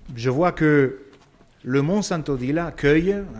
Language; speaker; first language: French; non-native, fluent; Spanish